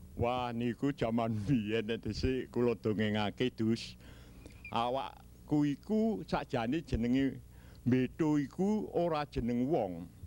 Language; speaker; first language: Javanese; early bilingual, heritage; Javanese